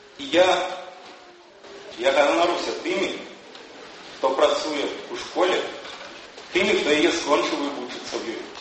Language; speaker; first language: Belarusian; early bilingual, heritage; Belarusian